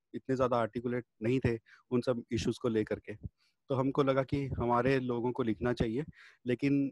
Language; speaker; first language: Hindi; native; Hindi